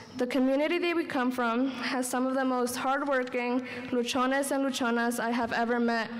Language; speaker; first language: English; early bilingual, other home language; Spanish